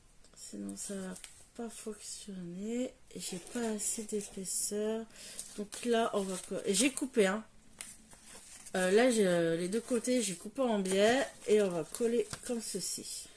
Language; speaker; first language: French; native; French